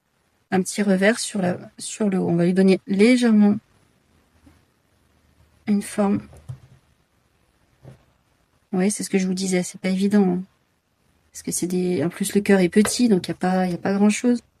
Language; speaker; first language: French; native; French